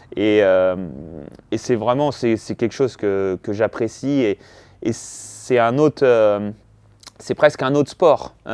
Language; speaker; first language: French; native; French